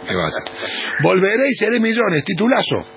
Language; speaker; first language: Spanish; native; Spanish